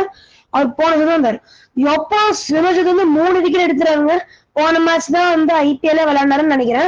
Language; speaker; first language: Tamil; native; Tamil